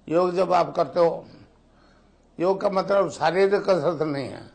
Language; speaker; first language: Hindi; native; Hindi